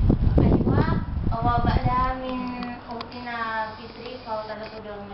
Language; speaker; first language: Arabic; non-native, learner; Indonesian